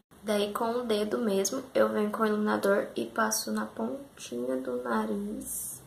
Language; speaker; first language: Portuguese; native; Portuguese